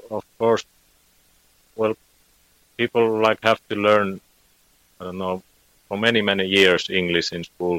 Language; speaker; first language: English; non-native, fluent; Finnish